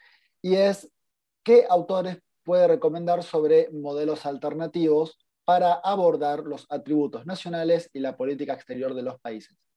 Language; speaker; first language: Spanish; native; Spanish